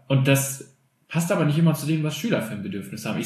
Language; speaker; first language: German; early bilingual, other home language; Albanian